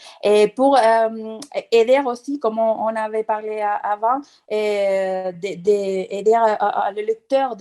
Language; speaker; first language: French; non-native, fluent; Spanish